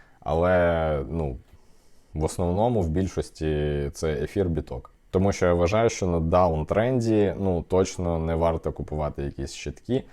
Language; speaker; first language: Ukrainian; non-native, local second language; Russian